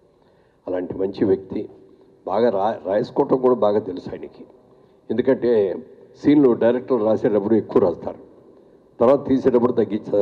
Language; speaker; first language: Telugu; native; Telugu